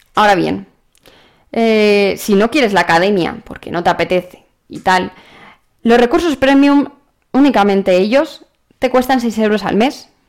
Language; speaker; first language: Spanish; native; Spanish